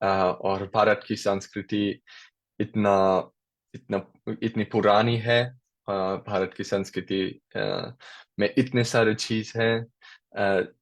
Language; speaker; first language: Hindi; non-native, learner; German